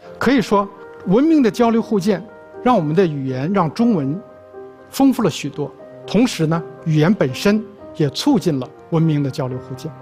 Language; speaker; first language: Chinese; native; Chinese